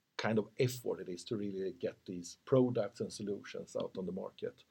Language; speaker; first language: English; non-native, fluent; Swedish